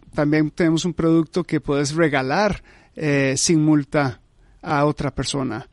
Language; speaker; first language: Spanish; early bilingual, heritage; Spanish